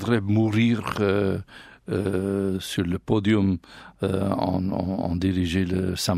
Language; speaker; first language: French; non-native, learner; English